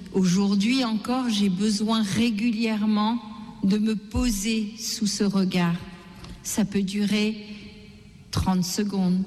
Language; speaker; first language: French; non-native, local second language; Gujarati